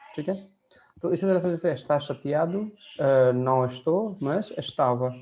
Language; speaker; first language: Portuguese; non-native, fluent; Hindi